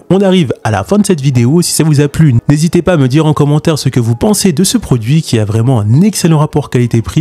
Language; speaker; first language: French; native; French